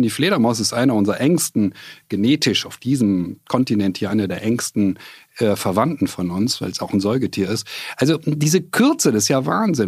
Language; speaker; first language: German; native; German